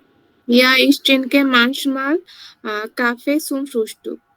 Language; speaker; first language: German; non-native, learner; Bangla